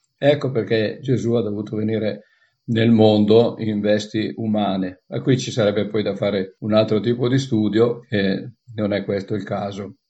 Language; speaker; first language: Italian; native; Italian